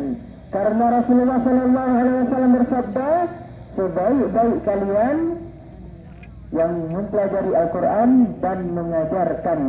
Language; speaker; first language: Indonesian; non-native, learner; Arabic